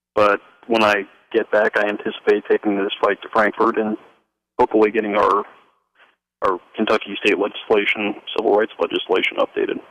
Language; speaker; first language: English; native; English